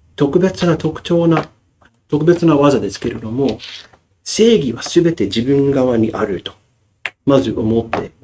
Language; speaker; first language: Japanese; non-native, fluent; English